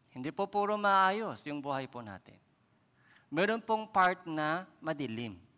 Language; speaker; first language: Filipino; non-native, fluent; Korean